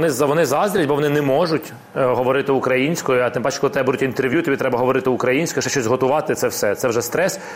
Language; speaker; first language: Ukrainian; non-native, local second language; Russian